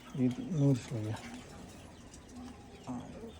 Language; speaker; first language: Arabic; non-native, learner; Bangla